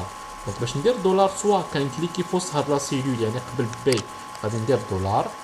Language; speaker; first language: Arabic; native; Arabic